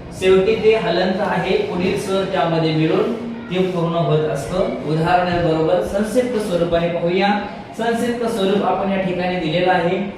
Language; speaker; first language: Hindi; non-native, local second language; Marathi